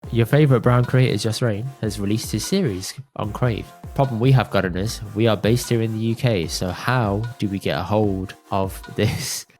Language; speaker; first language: English; early bilingual, other home language; Punjabi